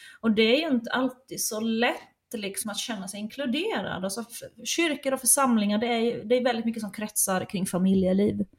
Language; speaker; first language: Swedish; native; Swedish